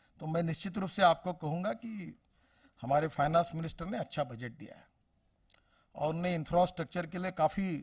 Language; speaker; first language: Hindi; non-native, local second language; Marathi